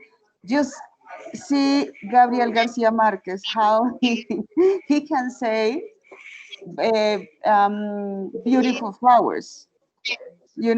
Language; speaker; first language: English; non-native, fluent; Spanish